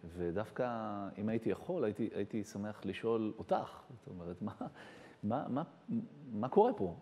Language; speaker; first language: Hebrew; native; Hebrew